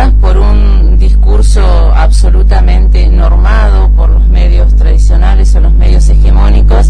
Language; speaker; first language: Spanish; native; Spanish